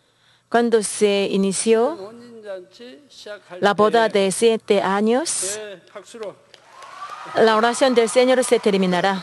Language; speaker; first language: Spanish; non-native, learner; Korean